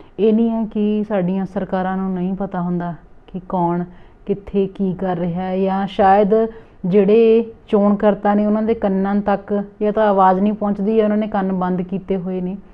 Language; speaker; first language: Punjabi; native; Punjabi